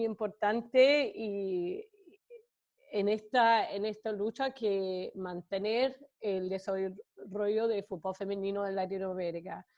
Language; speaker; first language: Spanish; non-native, fluent; English